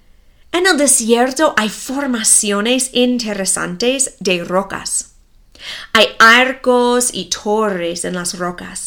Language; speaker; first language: Spanish; non-native, fluent; English